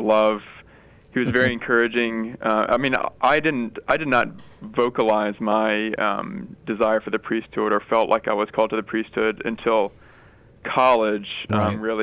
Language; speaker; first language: English; native; English